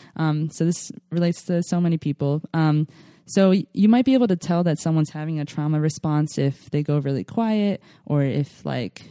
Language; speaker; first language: English; native; English